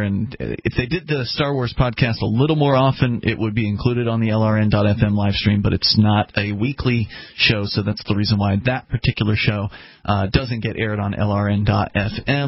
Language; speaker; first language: English; native; English